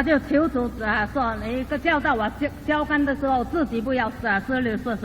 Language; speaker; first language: Chinese; native; Chinese